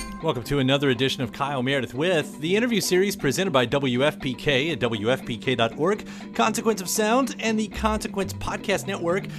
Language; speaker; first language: English; native; English